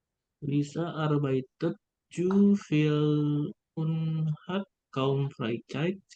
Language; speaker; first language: German; non-native, learner; Indonesian